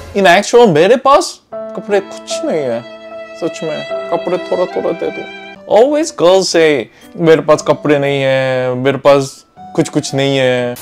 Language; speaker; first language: Hindi; non-native, learner; Korean